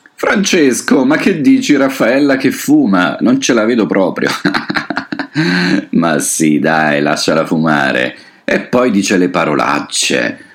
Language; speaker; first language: Italian; native; Italian